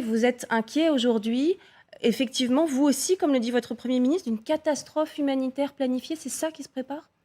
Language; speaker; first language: French; native; French